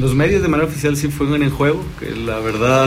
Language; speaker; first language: Spanish; native; Spanish